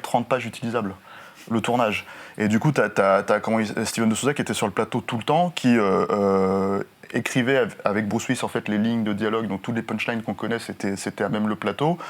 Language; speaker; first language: French; native; French